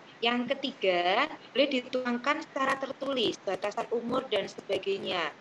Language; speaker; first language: Indonesian; non-native, local second language; Javanese